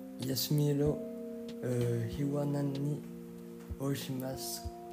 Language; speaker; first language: Japanese; non-native, learner; French